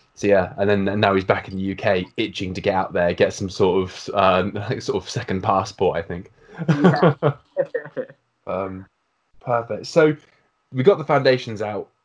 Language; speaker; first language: English; native; English